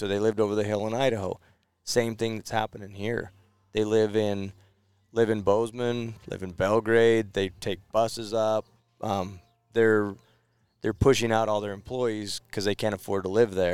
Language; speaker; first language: English; native; English